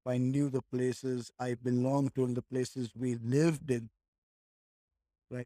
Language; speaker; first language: English; native; English